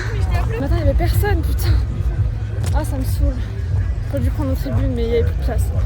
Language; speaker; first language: French; native; French